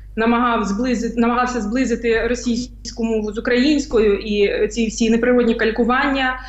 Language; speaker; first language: Ukrainian; native; Ukrainian